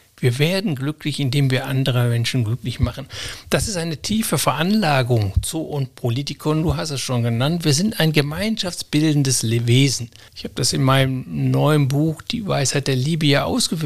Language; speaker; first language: German; native; German